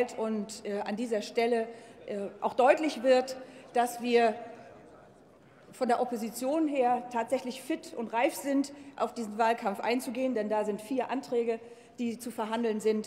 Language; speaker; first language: German; native; German